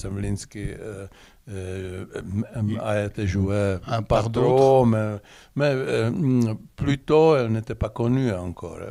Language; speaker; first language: French; non-native, learner; Czech